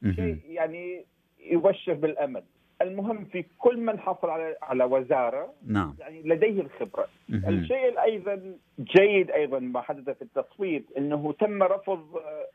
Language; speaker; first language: Arabic; native; Arabic